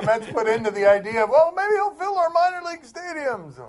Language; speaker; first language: English; native; English